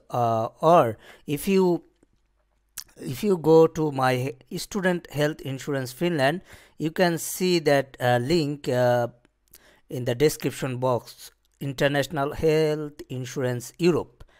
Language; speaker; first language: English; non-native, local second language; Bangla